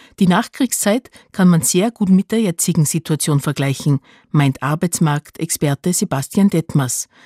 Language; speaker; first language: German; native; German